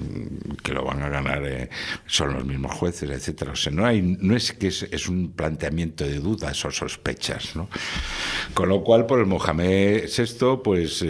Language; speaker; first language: Spanish; native; Spanish